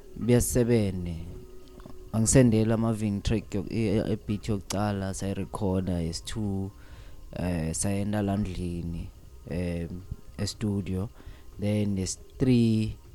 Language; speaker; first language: Zulu; non-native, local second language; Swati